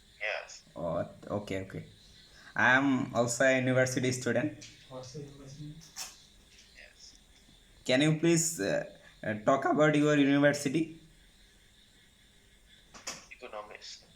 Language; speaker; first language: English; non-native, learner; Bangla